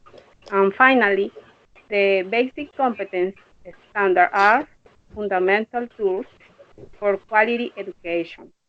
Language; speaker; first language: English; non-native, learner; Spanish